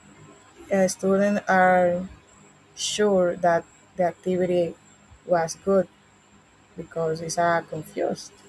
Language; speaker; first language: English; non-native, learner; Spanish